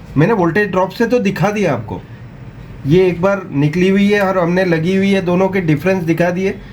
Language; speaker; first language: Hindi; non-native, local second language; Gujarati